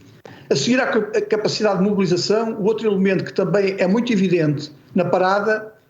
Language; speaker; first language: Portuguese; native; Portuguese